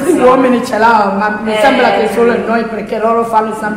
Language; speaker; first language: Italian; non-native, learner; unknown